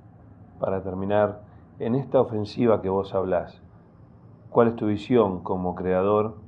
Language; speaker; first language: Spanish; native; Spanish